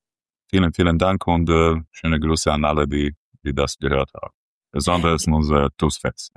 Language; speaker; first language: German; non-native, fluent; Croatian